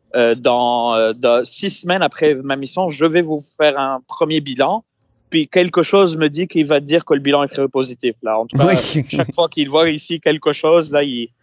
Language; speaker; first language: French; non-native, local second language; Arabic